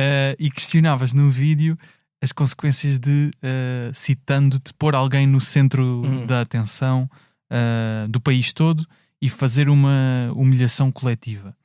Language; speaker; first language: Portuguese; native; Portuguese